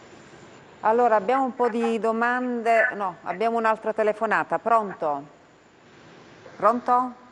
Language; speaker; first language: Italian; native; Italian